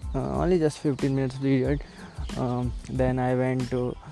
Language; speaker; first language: English; non-native, local second language; Hindi